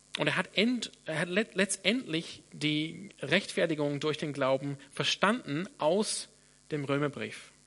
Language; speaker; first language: German; non-native, fluent; English